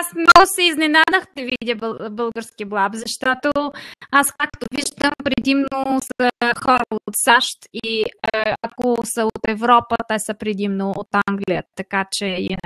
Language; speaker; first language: Bulgarian; non-native, fluent; Armenian